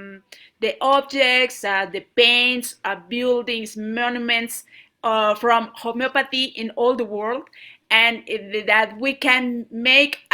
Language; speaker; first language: English; non-native, learner; Spanish